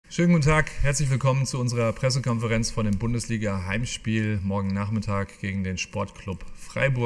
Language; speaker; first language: German; native; German